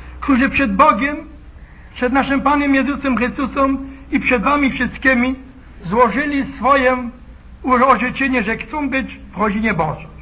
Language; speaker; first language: Polish; early bilingual, heritage; Polish